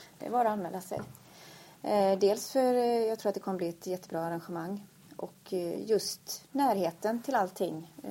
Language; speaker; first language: Swedish; native; Swedish